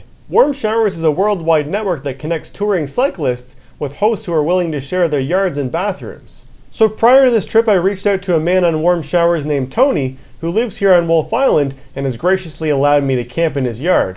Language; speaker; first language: English; native; English